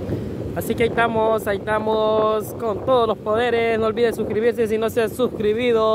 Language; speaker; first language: Spanish; native; Spanish